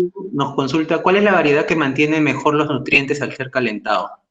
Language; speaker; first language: Spanish; native; Spanish